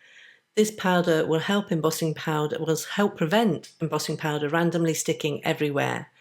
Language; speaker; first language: English; native; English